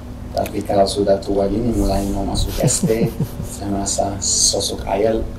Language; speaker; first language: Indonesian; non-native, fluent; Swedish